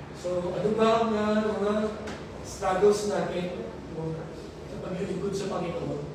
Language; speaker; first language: Filipino; native; Filipino